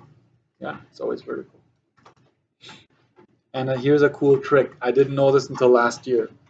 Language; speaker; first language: English; native; English